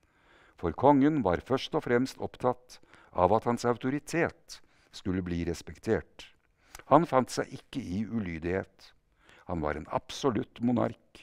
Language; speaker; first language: Norwegian; native; Norwegian